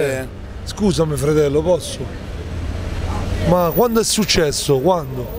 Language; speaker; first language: Italian; native; Italian